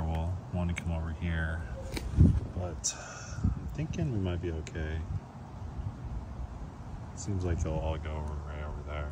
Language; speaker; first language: English; native; English